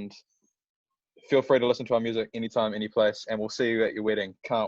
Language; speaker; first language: English; native; English